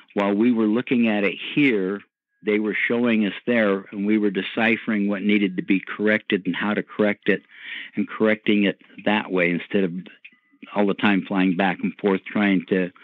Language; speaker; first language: English; native; English